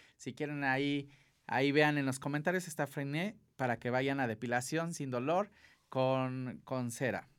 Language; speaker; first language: Spanish; native; Spanish